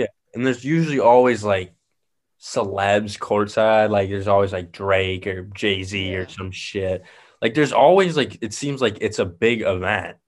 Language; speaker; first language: English; native; English